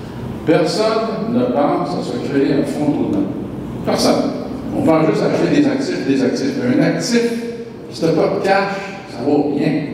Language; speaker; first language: French; native; French